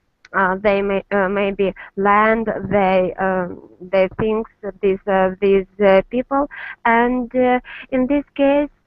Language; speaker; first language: English; non-native, learner; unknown